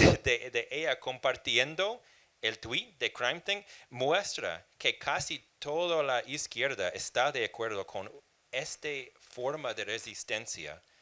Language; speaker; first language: Spanish; non-native, fluent; English